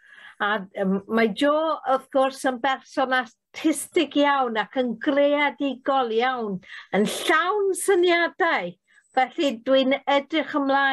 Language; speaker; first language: Welsh; native; Welsh